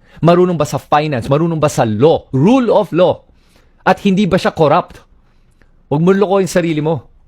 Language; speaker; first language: Filipino; native; Filipino